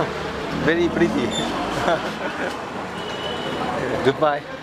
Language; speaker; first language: English; non-native, learner; Japanese